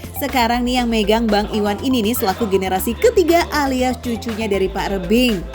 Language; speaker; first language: Indonesian; native; Indonesian